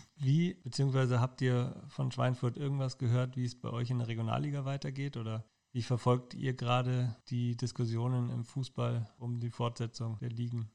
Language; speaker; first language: German; native; German